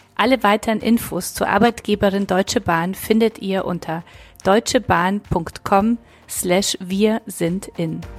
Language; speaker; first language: German; non-native, fluent; Polish